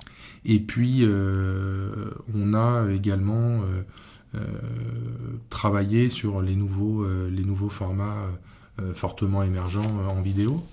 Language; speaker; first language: French; native; French